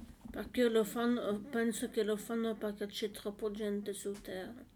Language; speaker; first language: Italian; non-native, learner; French